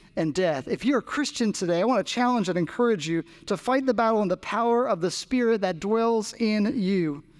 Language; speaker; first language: English; native; English